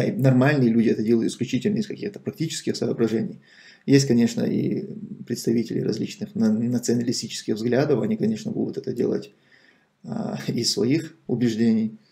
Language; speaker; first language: Russian; non-native, local second language; Chechen